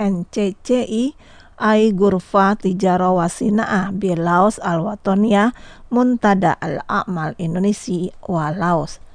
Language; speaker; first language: Arabic; non-native, fluent; Indonesian